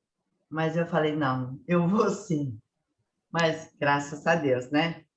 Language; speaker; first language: Portuguese; early bilingual, other home language; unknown